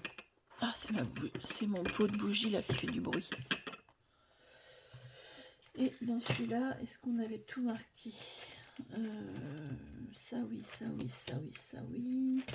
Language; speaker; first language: French; native; French